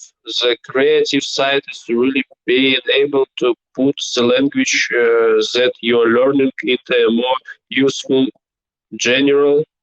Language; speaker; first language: English; non-native, learner; Belarusian